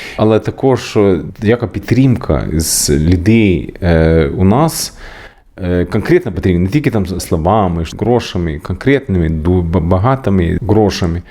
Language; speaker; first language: Ukrainian; non-native, learner; Swedish